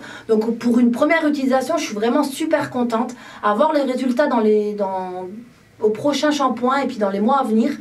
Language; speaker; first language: French; native; French